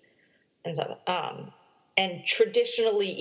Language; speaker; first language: English; native; English